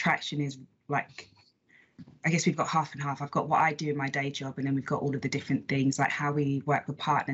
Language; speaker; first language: English; native; English